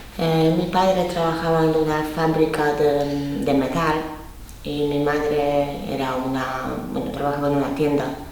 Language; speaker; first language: Spanish; non-native, fluent; Polish